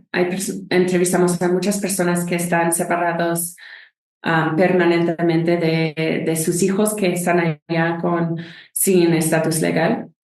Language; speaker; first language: Spanish; non-native, fluent; English